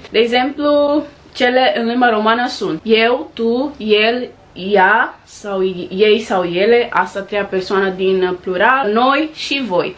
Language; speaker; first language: Romanian; non-native, fluent; Portuguese